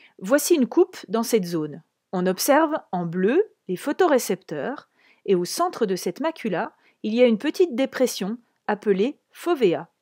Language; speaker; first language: French; native; French